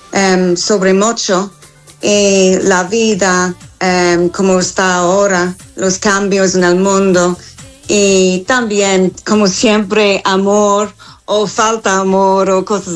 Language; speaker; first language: Spanish; non-native, learner; English